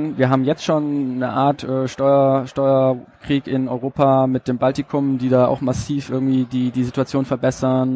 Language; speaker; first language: German; native; German